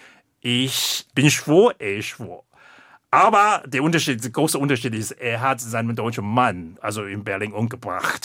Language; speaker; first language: German; non-native, fluent; Chinese